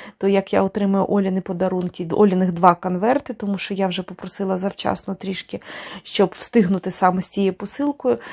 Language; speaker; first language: Ukrainian; native; Ukrainian